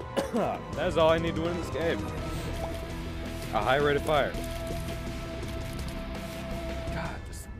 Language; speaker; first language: English; native; English